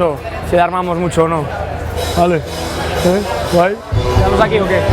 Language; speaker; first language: Spanish; native; Spanish